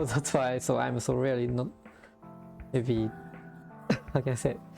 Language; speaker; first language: English; non-native, learner; Japanese